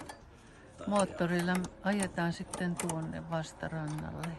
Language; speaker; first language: Finnish; native; Finnish